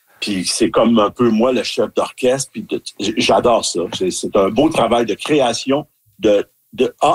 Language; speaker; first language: French; native; French